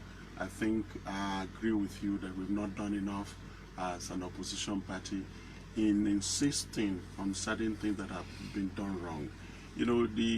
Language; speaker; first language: English; non-native, local second language; Yoruba